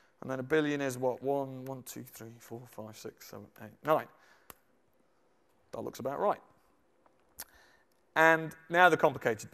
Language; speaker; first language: English; native; English